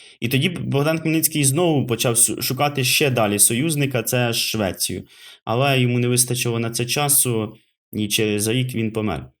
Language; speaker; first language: Ukrainian; native; Ukrainian